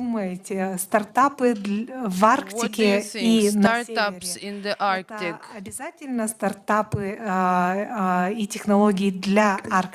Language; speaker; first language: Russian; native; Russian